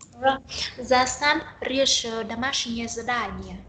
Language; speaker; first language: Russian; non-native, fluent; Vietnamese